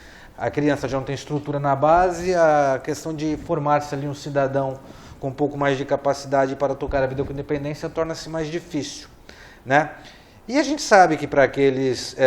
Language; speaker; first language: Portuguese; native; Portuguese